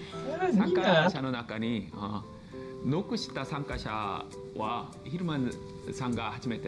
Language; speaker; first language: Japanese; non-native, learner; Korean